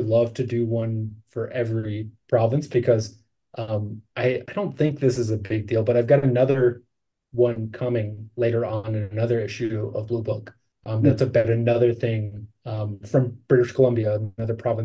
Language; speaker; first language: English; native; English